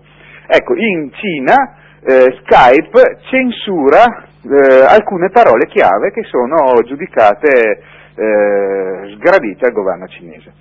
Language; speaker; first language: Italian; native; Italian